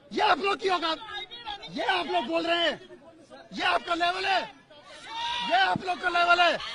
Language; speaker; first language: Hindi; non-native, local second language; Punjabi